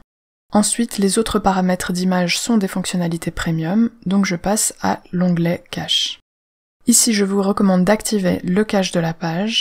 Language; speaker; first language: French; native; French